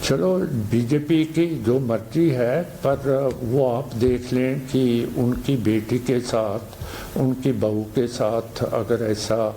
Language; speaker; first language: Hindi; non-native, local second language; Punjabi